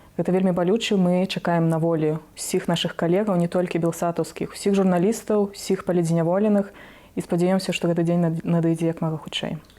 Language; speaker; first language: Belarusian; non-native, local second language; Russian